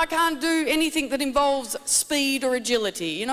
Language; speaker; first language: English; native; English